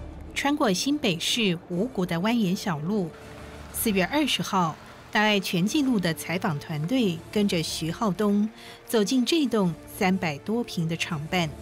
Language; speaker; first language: Chinese; native; Chinese